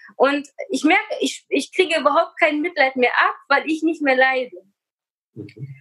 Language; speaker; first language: German; early bilingual, other home language; Russian